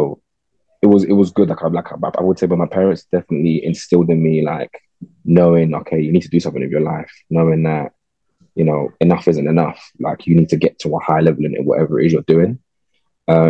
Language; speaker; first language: English; native; English